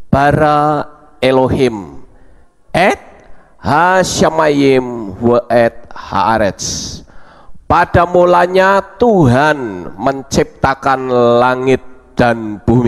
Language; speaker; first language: Indonesian; native; Indonesian